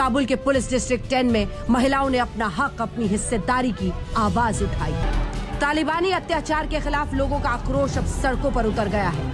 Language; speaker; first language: Hindi; native; Hindi